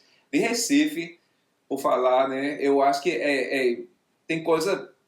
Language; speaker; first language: Portuguese; non-native, fluent; English